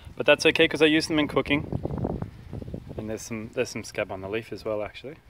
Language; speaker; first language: English; native; English